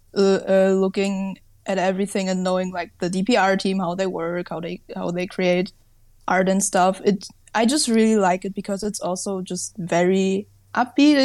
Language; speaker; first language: English; non-native, fluent; German